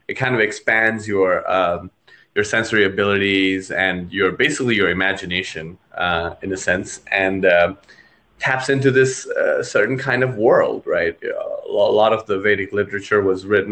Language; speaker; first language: English; non-native, local second language; Nepali